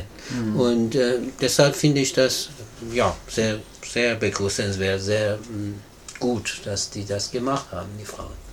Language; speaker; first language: German; non-native, fluent; Persian